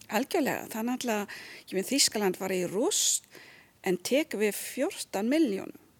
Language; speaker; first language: Icelandic; non-native, fluent; German